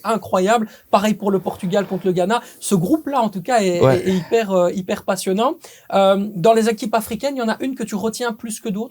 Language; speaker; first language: French; native; French